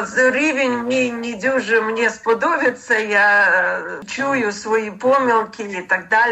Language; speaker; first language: Ukrainian; non-native, learner; Russian